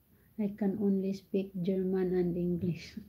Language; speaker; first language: English; non-native, local second language; Cebuano